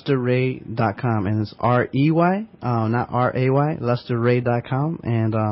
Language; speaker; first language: English; early bilingual, other home language; Spanish